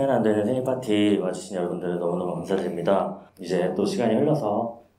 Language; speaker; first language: Korean; native; Korean